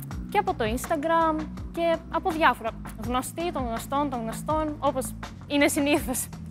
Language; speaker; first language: Greek; non-native, fluent; Russian